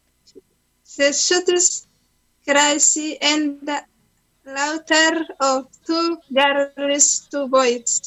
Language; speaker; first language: English; non-native, learner; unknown